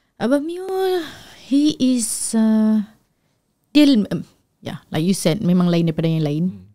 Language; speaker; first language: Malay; native; Malay